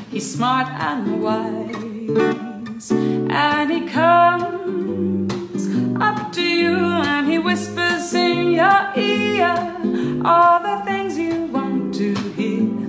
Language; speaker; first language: English; early bilingual, heritage; English